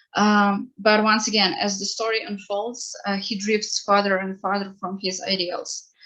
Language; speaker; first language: English; non-native, fluent; Ukrainian